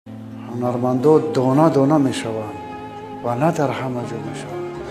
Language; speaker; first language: Persian; native; Persian